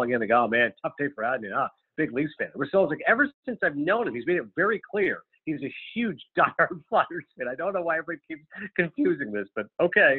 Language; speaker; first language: English; native; English